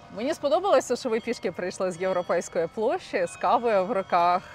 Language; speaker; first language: Ukrainian; native; Ukrainian